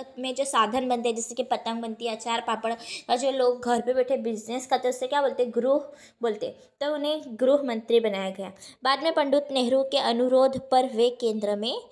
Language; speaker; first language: Hindi; non-native, local second language; Gujarati